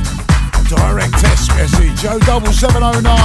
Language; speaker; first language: English; native; English